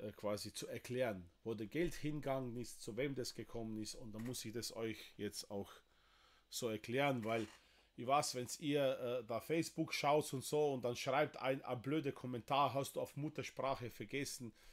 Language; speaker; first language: German; non-native, fluent; Slovenian